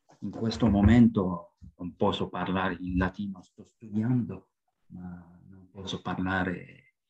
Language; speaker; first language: Italian; non-native, learner; French